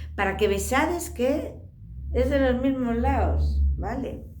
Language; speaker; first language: Spanish; non-native, local second language; Galician